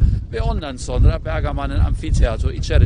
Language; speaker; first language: Turkish; non-native, learner; German